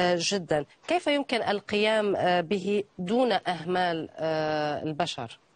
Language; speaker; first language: Arabic; native; Arabic